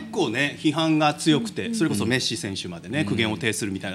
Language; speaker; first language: Japanese; native; Japanese